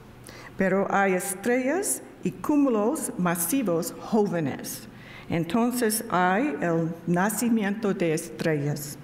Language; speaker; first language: Spanish; non-native, learner; English